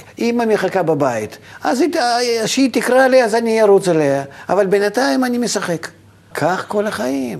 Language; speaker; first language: Hebrew; non-native, fluent; Russian